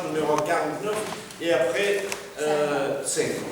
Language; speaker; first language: French; non-native, fluent; Russian